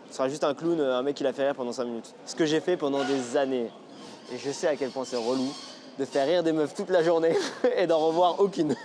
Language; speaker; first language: French; native; French